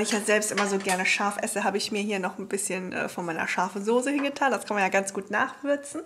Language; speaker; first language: German; native; German